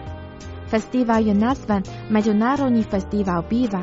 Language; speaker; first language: Croatian; non-native, fluent; Chinese